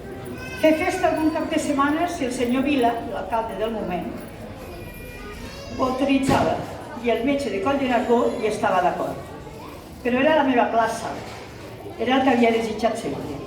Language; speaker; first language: Catalan; native; Catalan